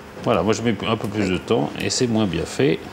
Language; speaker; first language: French; native; French